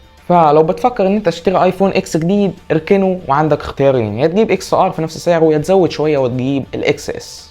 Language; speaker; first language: Arabic; native; Arabic